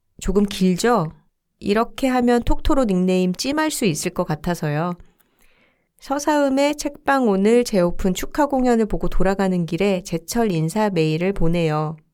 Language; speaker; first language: Korean; native; Korean